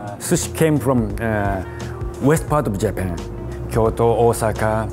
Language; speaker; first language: English; non-native, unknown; Japanese